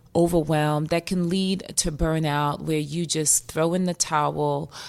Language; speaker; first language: English; native; English